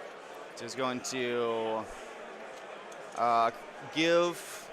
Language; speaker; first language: English; native; English